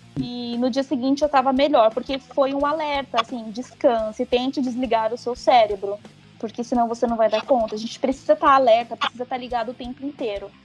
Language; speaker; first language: Portuguese; native; Portuguese